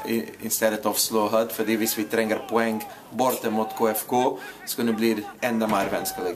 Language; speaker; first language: Norwegian; non-native, fluent; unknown